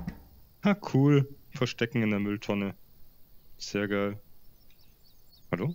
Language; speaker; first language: German; native; German